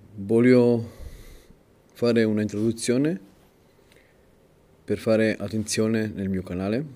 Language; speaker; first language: Italian; non-native, learner; Spanish